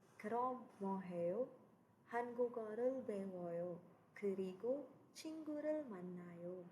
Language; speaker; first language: Korean; non-native, fluent; Cebuano